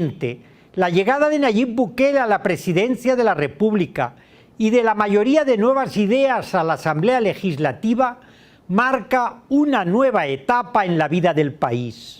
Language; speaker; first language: Spanish; native; Spanish